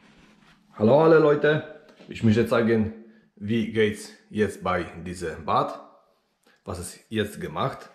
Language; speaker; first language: German; non-native, learner; Polish